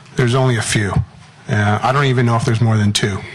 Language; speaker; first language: English; native; English